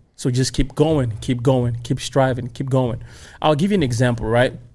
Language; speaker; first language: English; non-native, local second language; Igbo